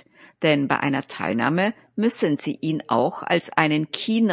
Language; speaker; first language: German; native; German